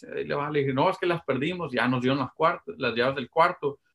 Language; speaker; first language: Spanish; early bilingual, heritage; Spanish